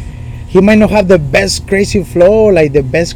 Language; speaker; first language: English; non-native, fluent; Spanish